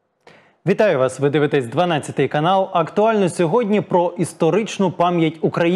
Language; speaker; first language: Ukrainian; native; Ukrainian